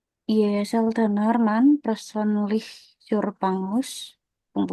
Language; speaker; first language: German; non-native, learner; Indonesian